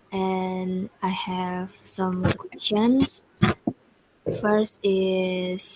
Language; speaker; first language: English; non-native, learner; Indonesian